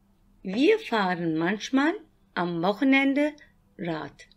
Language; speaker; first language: German; non-native, fluent; Turkish